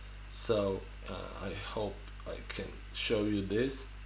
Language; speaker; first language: English; non-native, fluent; Polish